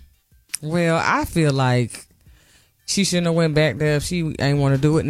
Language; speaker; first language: English; native; English